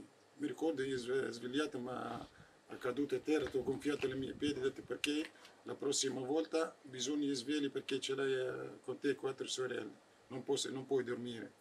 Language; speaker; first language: Italian; non-native, learner; Arabic